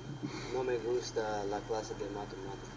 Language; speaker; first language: Spanish; non-native, learner; English